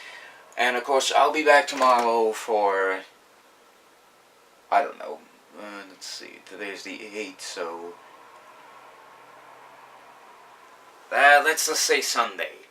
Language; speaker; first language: English; native; English